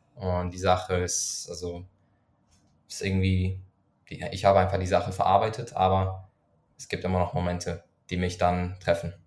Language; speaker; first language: German; non-native, fluent; Persian